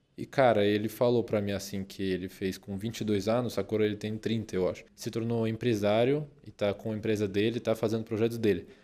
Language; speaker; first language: Portuguese; non-native, fluent; Russian